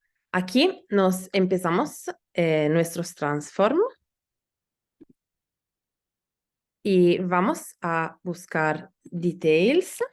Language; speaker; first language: Spanish; non-native, learner; Italian